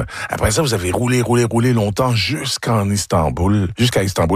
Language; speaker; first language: French; native; French